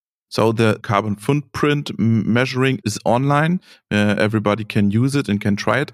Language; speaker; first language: English; non-native, fluent; German